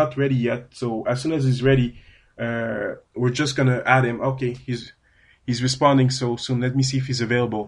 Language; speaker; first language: English; non-native, fluent; French